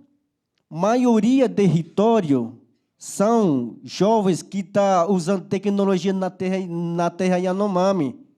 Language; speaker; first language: Portuguese; non-native, local second language; Yanomámi